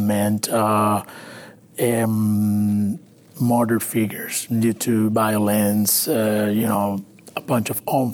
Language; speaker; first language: English; non-native, fluent; Spanish